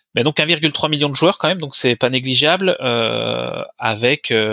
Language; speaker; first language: French; native; French